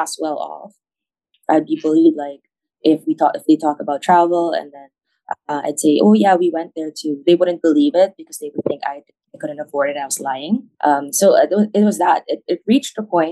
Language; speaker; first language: English; non-native, local second language; Filipino